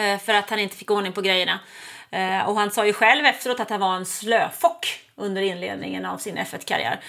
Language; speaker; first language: Swedish; native; Swedish